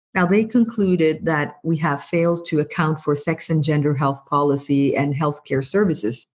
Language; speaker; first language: English; non-native, fluent; Norwegian